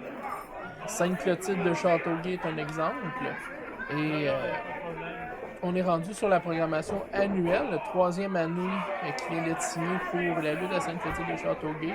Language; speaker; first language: French; native; French